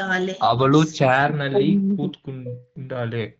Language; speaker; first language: Kannada; non-native, learner; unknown